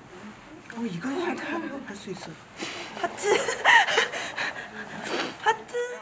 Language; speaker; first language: Korean; non-native, learner; Chinese